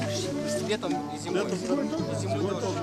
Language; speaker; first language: Russian; non-native, local second language; Kyrgyz